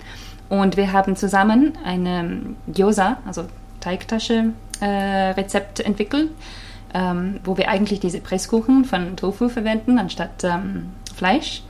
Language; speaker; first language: German; non-native, fluent; Japanese